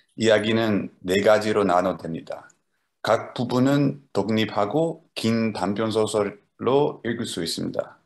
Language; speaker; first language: Korean; non-native, learner; Dutch